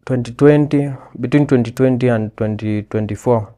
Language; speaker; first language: English; non-native, local second language; Swahili